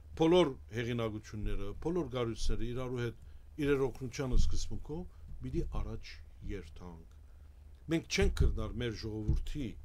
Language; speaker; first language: Armenian; early bilingual, heritage; Armenian